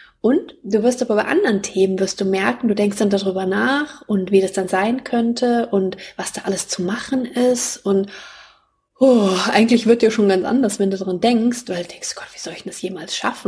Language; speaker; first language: German; native; German